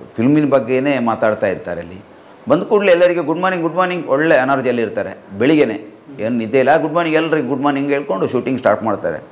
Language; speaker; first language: Kannada; non-native, local second language; Malayalam